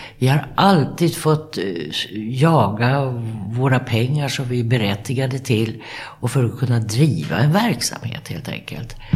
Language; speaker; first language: Swedish; native; Swedish